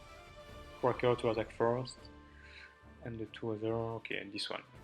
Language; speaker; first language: English; non-native, learner; French